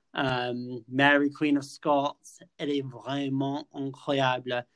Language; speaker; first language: French; non-native, fluent; English